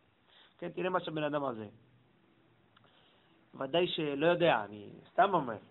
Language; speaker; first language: Hebrew; non-native, fluent; English